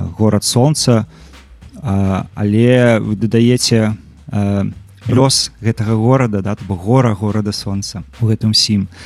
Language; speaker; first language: Belarusian; native; Belarusian